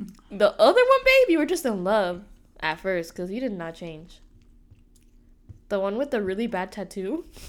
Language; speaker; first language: English; early bilingual, other home language; Spanish